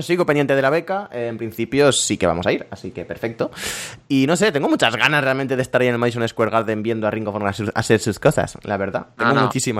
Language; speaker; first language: Spanish; native; Spanish